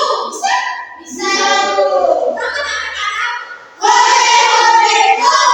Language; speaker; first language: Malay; non-native, local second language; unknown